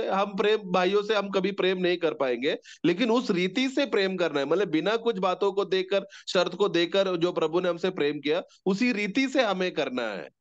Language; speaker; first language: Hindi; non-native, local second language; Malayalam